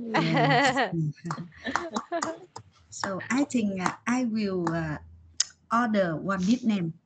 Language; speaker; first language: English; non-native, learner; Vietnamese